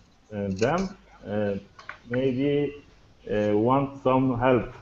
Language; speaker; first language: English; non-native, learner; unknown